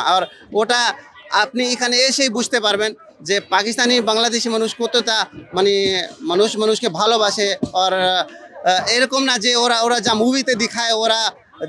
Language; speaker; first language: Bangla; non-native, fluent; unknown